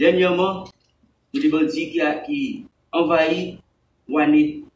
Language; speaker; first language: French; non-native, local second language; Haitian Creole